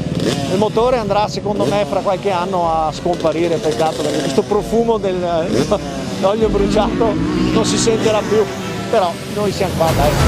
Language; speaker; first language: Italian; native; Italian